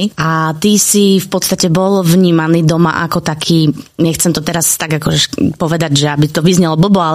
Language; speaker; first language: Slovak; native; Slovak